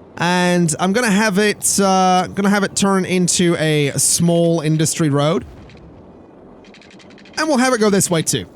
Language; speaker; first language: English; native; English